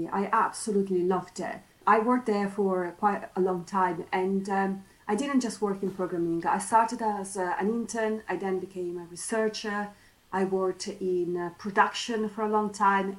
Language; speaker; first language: English; non-native, fluent; Italian